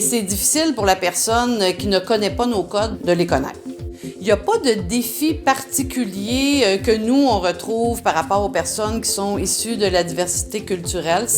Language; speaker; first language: French; native; French